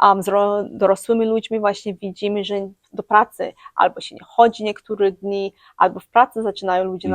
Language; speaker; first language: Polish; early bilingual, heritage; English